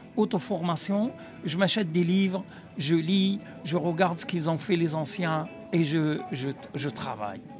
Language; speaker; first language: French; non-native, local second language; Arabic